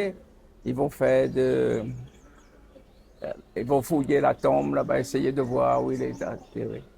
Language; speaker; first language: French; non-native, local second language; Seselwa Creole French